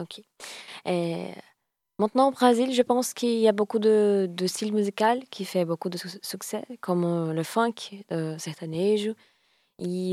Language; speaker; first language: French; non-native, learner; Portuguese